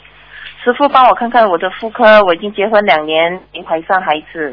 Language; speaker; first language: Chinese; native; Chinese